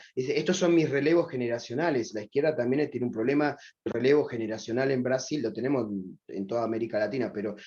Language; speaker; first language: Spanish; native; Spanish